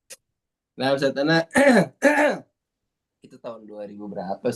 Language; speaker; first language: Indonesian; native; Indonesian